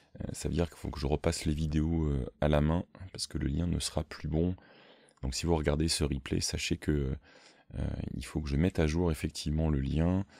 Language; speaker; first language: French; native; French